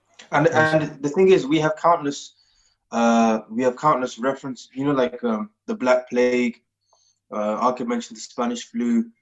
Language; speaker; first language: English; early bilingual, other home language; Punjabi